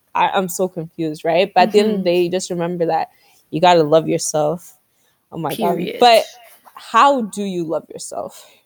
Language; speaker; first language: English; native; English